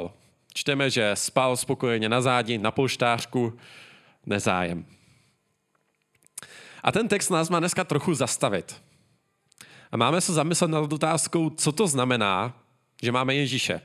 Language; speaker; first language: Czech; native; Czech